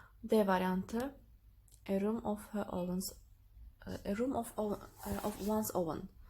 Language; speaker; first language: English; non-native, fluent; Azerbaijani